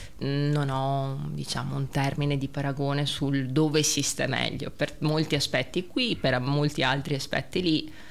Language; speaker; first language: Italian; early bilingual, other home language; Russian